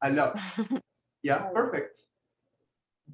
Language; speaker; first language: English; non-native, fluent; Spanish